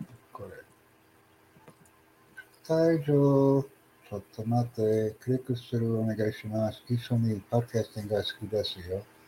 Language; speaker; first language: Japanese; non-native, learner; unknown